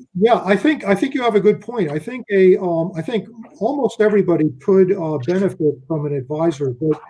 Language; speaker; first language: English; native; English